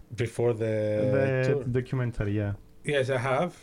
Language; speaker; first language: English; early bilingual, other home language; Greek